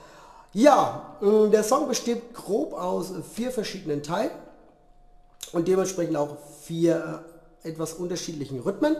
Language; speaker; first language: German; native; German